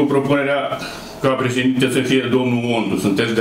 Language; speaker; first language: Romanian; native; Romanian